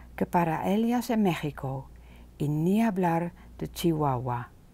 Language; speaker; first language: Spanish; non-native, learner; Dutch